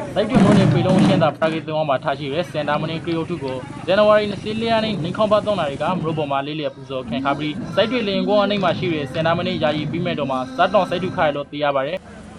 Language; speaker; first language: Burmese; native; Burmese